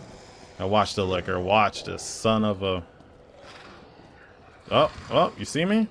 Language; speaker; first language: English; native; English